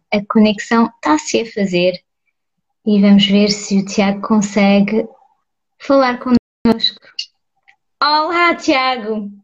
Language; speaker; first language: Portuguese; early bilingual, heritage; Portuguese